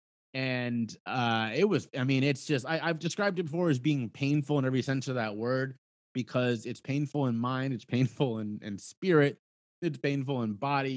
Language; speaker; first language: English; native; English